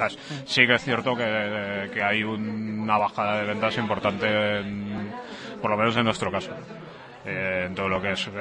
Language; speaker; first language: Spanish; native; Spanish